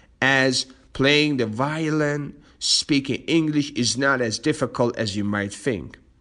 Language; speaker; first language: English; non-native, fluent; Persian